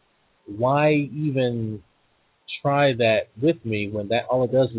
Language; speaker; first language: English; native; English